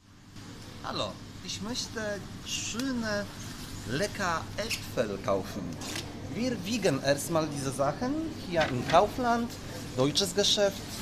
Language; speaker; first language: German; non-native, learner; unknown